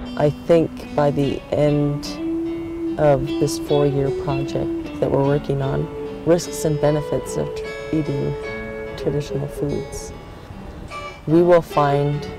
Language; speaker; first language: English; native; English